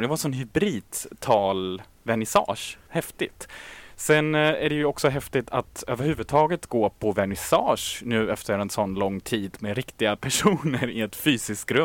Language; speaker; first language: Swedish; native; Swedish